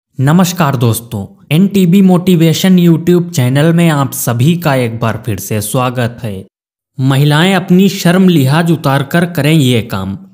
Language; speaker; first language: Hindi; native; Hindi